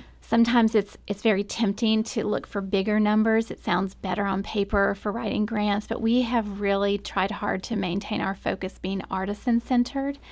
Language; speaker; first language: English; native; English